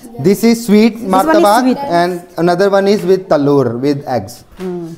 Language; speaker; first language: English; non-native, learner; Hindi